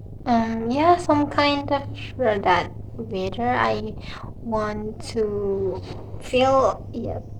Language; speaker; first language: English; non-native, learner; Indonesian